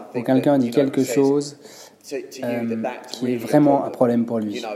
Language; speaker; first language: French; non-native, fluent; English